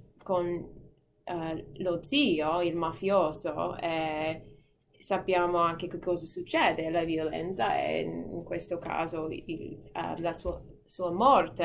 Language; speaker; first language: Italian; non-native, fluent; English